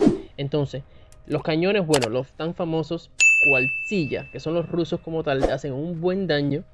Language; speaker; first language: Spanish; native; Spanish